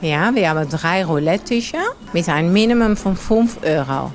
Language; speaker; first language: German; non-native, learner; Dutch